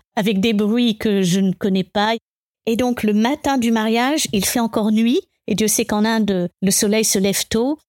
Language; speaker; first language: French; native; French